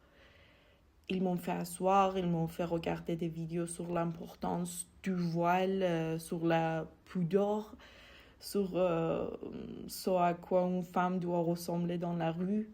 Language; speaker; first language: French; non-native, fluent; Persian